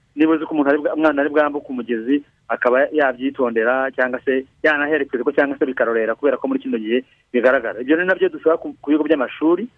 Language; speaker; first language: Kinyarwanda; native; Kinyarwanda